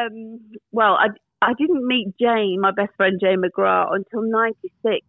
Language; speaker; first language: English; native; English